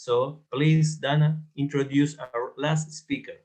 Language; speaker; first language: English; non-native, fluent; Spanish